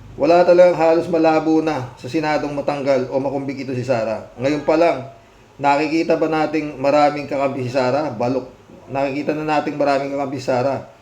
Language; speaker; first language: Filipino; native; Filipino